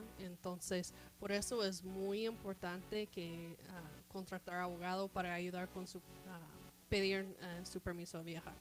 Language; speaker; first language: Spanish; non-native, fluent; English